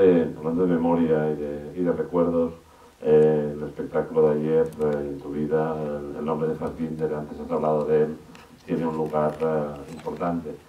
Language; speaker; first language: Spanish; native; Spanish